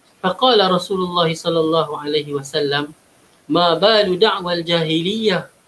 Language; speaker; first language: Malay; native; Malay